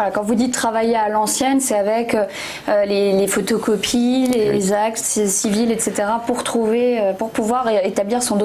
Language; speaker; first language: French; native; French